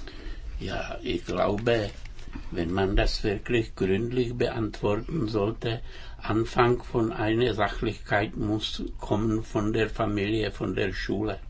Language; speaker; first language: German; non-native, fluent; Czech